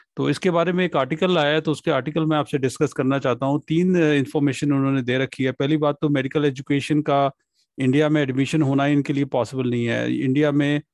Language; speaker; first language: Hindi; non-native, local second language; Punjabi